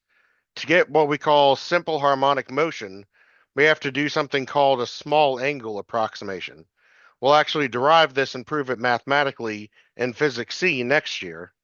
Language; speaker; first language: English; native; English